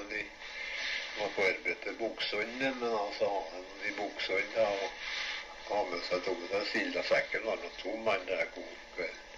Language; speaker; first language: Norwegian; native; Norwegian